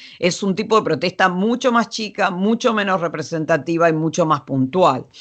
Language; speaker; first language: Spanish; non-native, fluent; Dutch